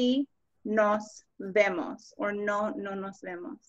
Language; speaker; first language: Spanish; non-native, fluent; English